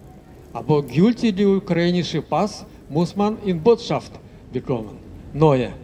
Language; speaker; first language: German; non-native, fluent; Russian